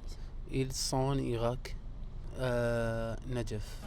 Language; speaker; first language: French; non-native, learner; Arabic